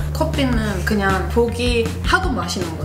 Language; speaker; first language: Korean; non-native, fluent; Italian